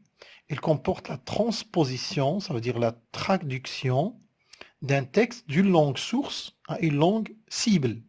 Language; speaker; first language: French; non-native, local second language; Arabic